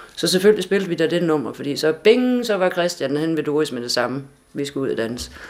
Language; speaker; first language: Danish; native; Danish